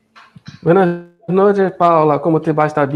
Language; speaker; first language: Spanish; non-native, learner; Portuguese